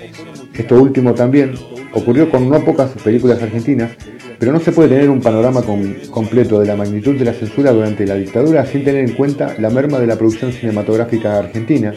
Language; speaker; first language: Spanish; native; Spanish